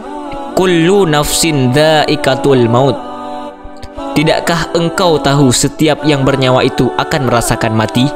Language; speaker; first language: Indonesian; native; Indonesian